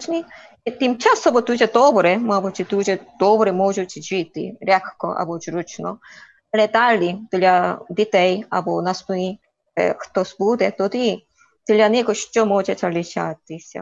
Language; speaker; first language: Ukrainian; non-native, learner; Korean